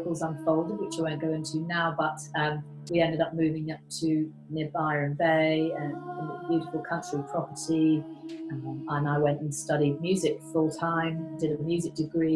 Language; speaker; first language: English; native; English